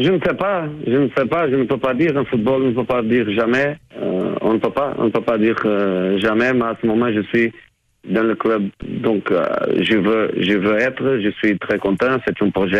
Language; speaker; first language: French; non-native, fluent; Portuguese